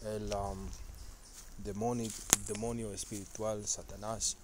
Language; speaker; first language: Spanish; early bilingual, heritage; Spanish